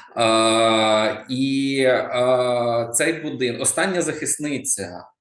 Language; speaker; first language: Ukrainian; native; Ukrainian